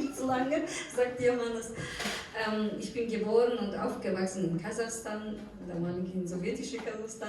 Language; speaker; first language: German; non-native, fluent; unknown